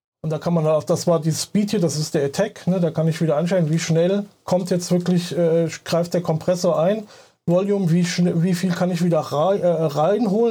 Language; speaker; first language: German; native; German